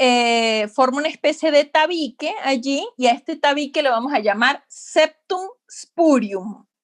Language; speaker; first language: Spanish; native; Spanish